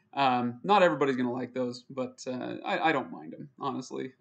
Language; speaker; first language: English; native; English